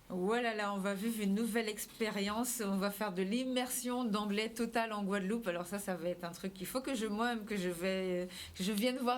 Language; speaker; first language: French; native; French